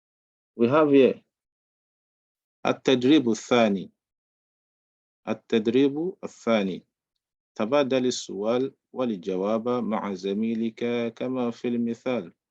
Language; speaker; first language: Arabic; non-native, fluent; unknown